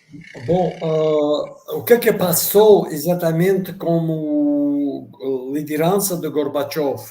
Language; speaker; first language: Portuguese; non-native, fluent; Russian